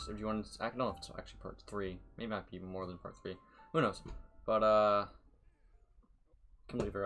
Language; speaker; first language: English; native; English